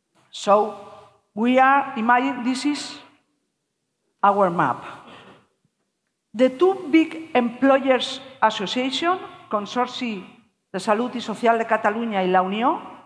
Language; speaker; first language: English; non-native, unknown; Spanish